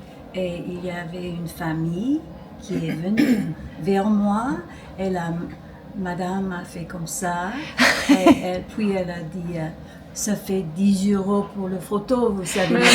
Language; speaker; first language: French; non-native, fluent; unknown